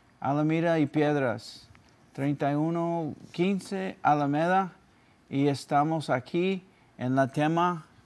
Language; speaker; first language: Spanish; early bilingual, heritage; Spanish